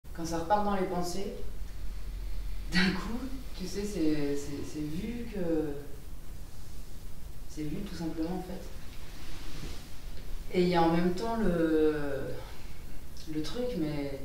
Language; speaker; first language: French; native; French